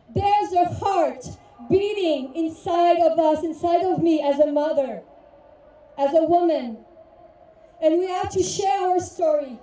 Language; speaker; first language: English; native; English